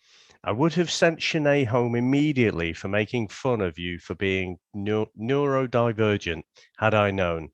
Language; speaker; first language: English; native; English